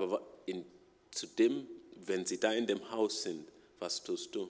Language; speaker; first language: German; non-native, fluent; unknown